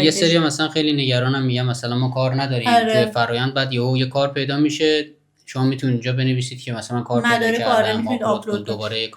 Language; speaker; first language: Persian; native; Persian